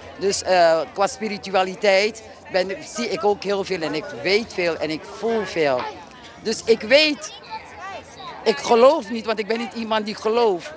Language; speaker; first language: Dutch; native; Dutch